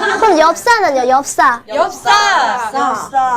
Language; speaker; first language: Korean; non-native, fluent; Chinese